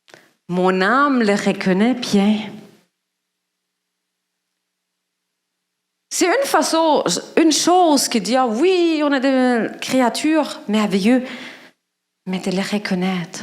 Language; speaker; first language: French; non-native, fluent; German